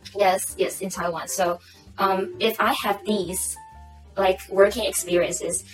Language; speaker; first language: English; non-native, local second language; Cantonese